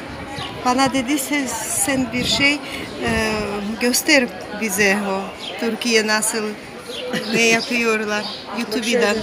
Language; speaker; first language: Turkish; non-native, learner; Russian